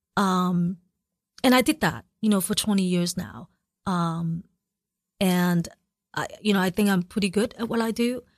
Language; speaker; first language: English; early bilingual, other home language; Cantonese